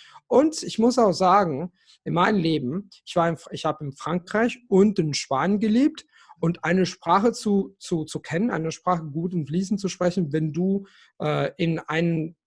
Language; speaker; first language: German; non-native, fluent; Italian